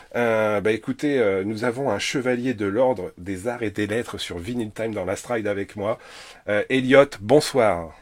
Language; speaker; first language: French; native; French